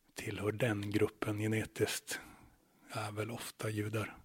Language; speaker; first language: Swedish; native; Swedish